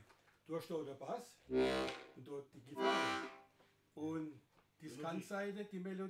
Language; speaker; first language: German; native; German